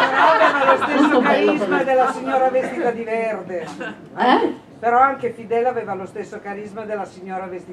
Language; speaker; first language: Italian; native; Italian